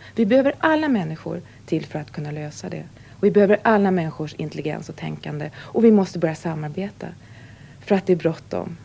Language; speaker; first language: Swedish; native; Swedish